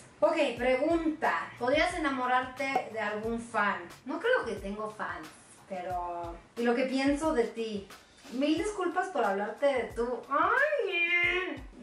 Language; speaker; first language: Spanish; non-native, fluent; Swedish